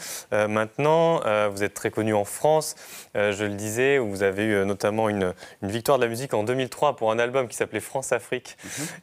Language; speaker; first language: French; native; French